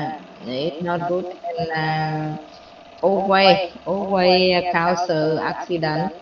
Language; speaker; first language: English; non-native, learner; Vietnamese